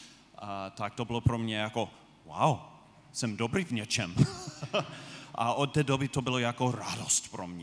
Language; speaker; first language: Czech; non-native, fluent; English